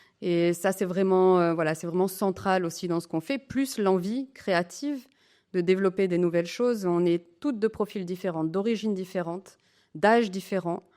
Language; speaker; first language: French; native; French